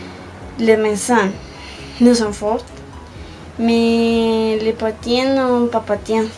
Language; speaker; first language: French; non-native, learner; Spanish